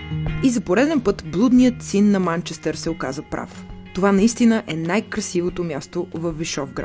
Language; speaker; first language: Bulgarian; native; Bulgarian